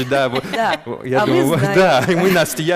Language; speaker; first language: Russian; non-native, fluent; English